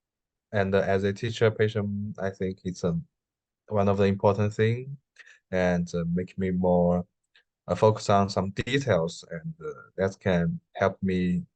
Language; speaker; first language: English; non-native, learner; Chinese